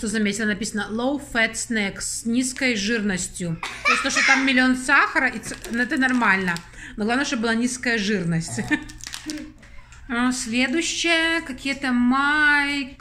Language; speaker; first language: Russian; native; Russian